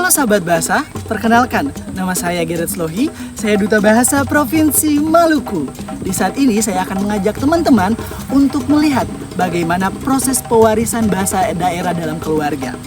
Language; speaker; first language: Indonesian; native; Indonesian